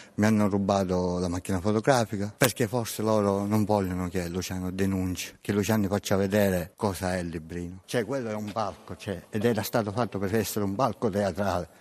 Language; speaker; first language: Italian; native; Italian